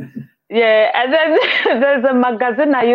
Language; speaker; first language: English; non-native, local second language; Nyanja